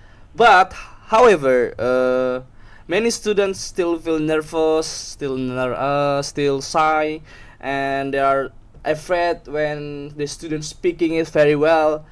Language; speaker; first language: English; non-native, learner; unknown